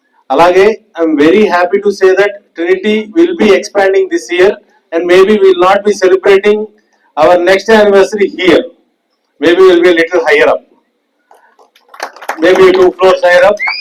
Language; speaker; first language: English; non-native, local second language; Telugu